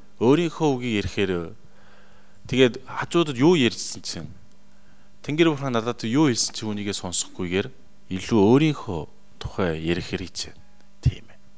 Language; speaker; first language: Mongolian; native; Mongolian